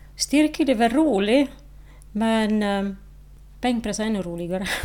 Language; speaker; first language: Swedish; non-native, fluent; Slovak